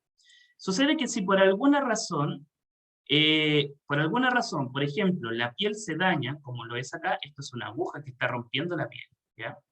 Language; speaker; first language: Spanish; native; Spanish